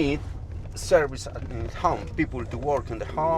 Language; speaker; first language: English; non-native, fluent; Spanish